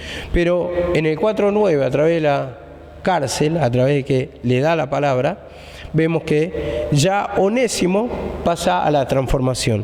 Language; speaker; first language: Spanish; native; Spanish